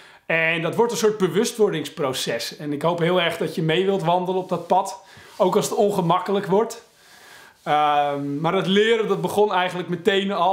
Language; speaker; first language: Dutch; native; Dutch